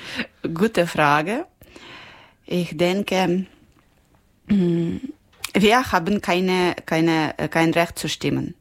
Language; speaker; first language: German; non-native, learner; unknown